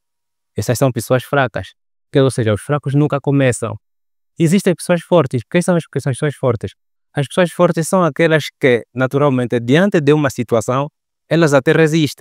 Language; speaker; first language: Portuguese; native; Portuguese